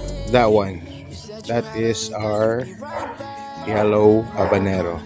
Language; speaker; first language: English; non-native, local second language; Filipino